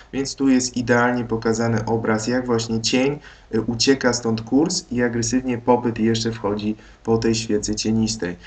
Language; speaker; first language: Polish; native; Polish